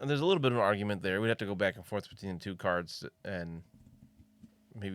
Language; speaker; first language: English; native; English